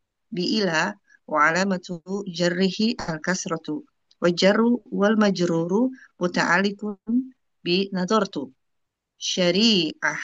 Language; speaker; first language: Arabic; non-native, learner; Indonesian